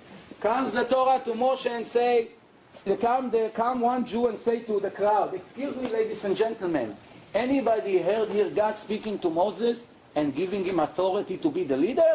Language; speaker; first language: English; non-native, fluent; Hebrew